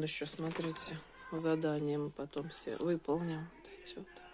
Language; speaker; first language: Russian; native; Russian